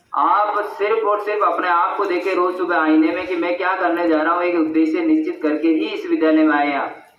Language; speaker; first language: Hindi; native; Hindi